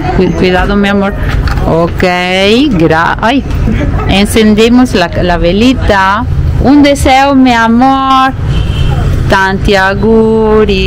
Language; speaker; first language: Spanish; non-native, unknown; Italian